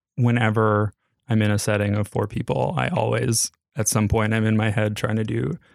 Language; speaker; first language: English; native; English